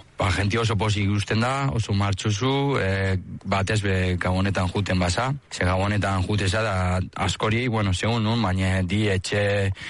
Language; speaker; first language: Basque; early bilingual, other home language; Spanish